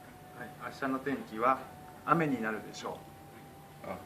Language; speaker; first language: Japanese; native; Japanese